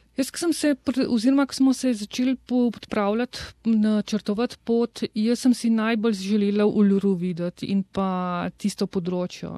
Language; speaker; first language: Slovenian; native; Slovenian